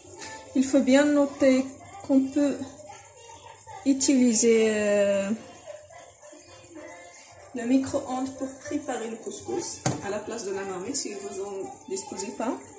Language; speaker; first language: French; non-native, local second language; Arabic